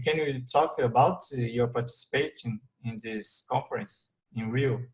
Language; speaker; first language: English; non-native, learner; Portuguese